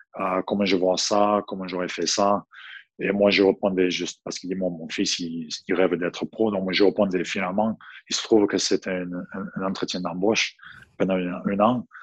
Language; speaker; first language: French; non-native, fluent; English